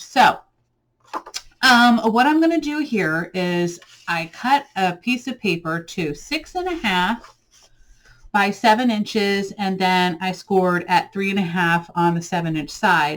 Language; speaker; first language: English; native; English